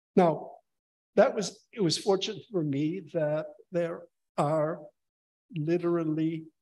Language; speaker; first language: English; native; English